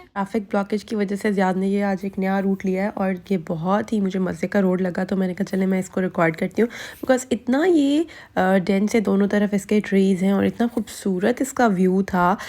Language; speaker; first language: Urdu; native; Urdu